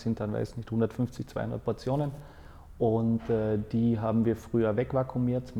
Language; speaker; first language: German; native; German